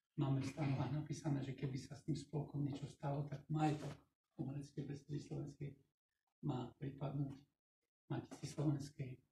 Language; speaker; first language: Slovak; non-native, local second language; Rusyn